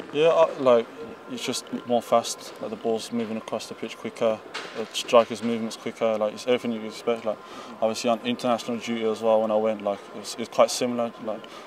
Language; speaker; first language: English; native; English